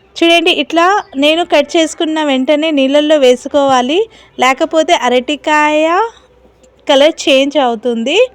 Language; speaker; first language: Telugu; non-native, local second language; Urdu